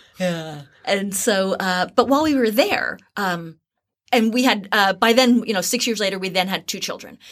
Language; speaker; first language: English; native; English